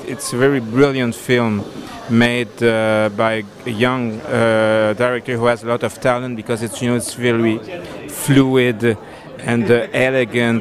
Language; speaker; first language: English; non-native, fluent; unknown